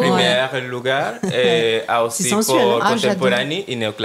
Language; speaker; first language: French; non-native, learner; Spanish